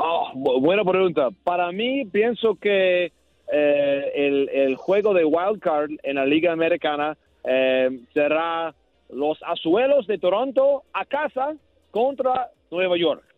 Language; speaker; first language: Spanish; non-native, learner; English